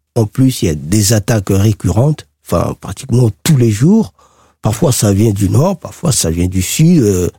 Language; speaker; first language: French; non-native, local second language; Sango